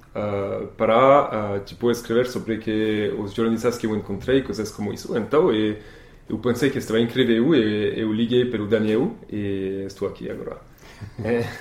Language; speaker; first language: Portuguese; non-native, learner; French